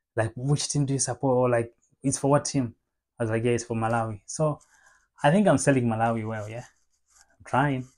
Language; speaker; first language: English; non-native, local second language; Nyanja